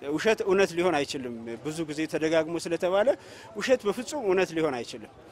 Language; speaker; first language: Amharic; non-native, local second language; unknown